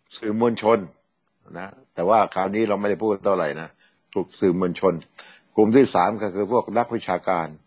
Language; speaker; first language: Thai; native; Thai